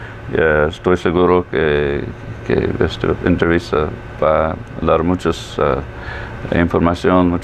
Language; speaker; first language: Spanish; non-native, fluent; English